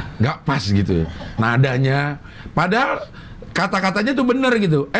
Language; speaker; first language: Indonesian; native; Indonesian